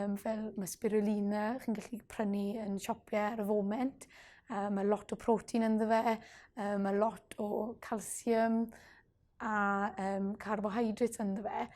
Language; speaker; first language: Welsh; non-native, local second language; English